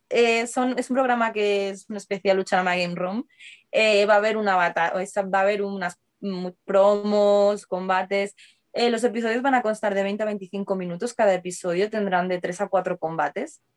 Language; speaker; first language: Spanish; native; Spanish